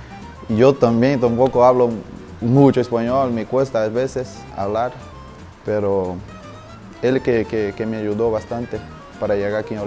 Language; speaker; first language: Spanish; non-native, learner; Portuguese